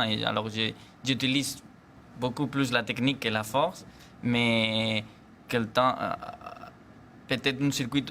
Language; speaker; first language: French; non-native, learner; Spanish